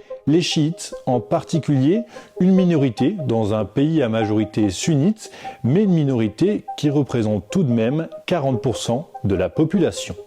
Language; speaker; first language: French; native; French